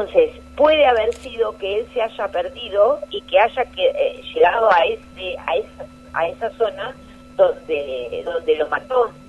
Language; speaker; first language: Spanish; native; Spanish